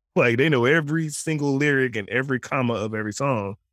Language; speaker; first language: English; native; English